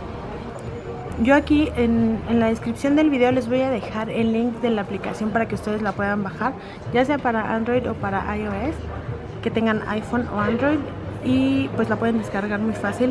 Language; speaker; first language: Spanish; native; Spanish